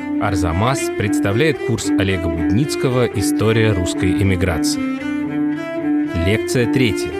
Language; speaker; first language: Russian; native; Russian